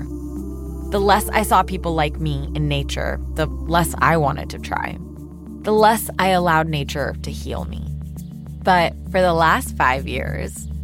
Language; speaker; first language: English; non-native, local second language; Urdu